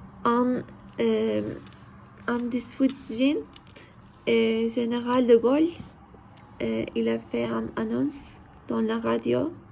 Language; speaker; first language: French; non-native, learner; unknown